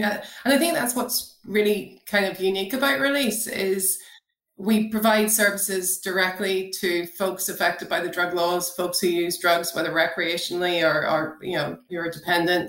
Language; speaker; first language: English; native; English